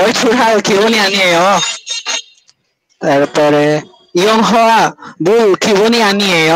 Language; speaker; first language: Korean; non-native, learner; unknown